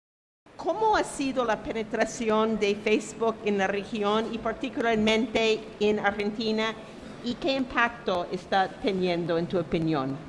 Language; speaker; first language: Spanish; non-native, fluent; English